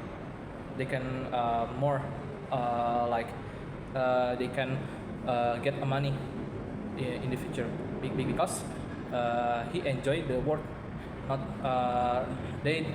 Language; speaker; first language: English; non-native, learner; Indonesian